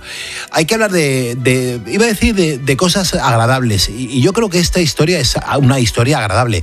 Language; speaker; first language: Spanish; native; Spanish